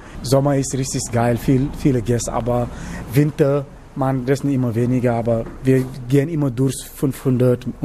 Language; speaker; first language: German; non-native, learner; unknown